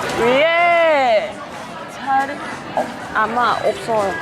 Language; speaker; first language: Korean; non-native, learner; Vietnamese